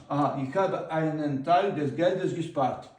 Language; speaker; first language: German; non-native, learner; Ukrainian